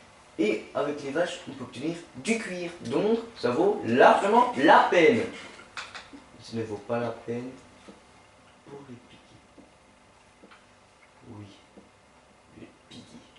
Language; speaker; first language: French; native; French